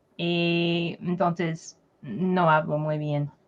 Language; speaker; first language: Spanish; non-native, learner; English